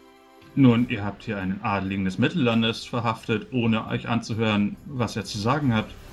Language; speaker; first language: German; native; German